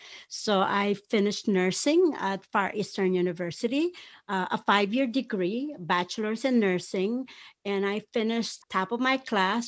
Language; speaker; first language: English; non-native, local second language; Pampanga